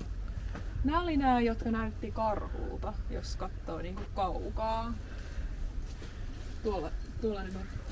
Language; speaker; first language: Finnish; native; Finnish